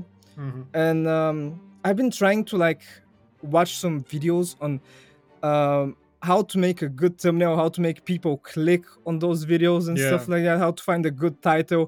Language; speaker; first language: English; non-native, fluent; Bulgarian